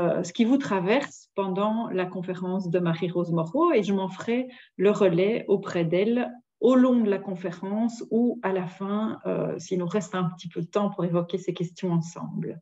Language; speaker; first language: French; native; French